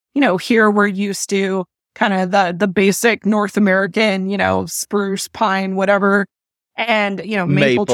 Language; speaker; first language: English; native; English